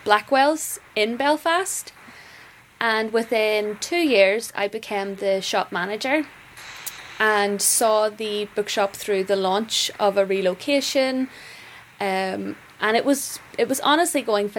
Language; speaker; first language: English; native; English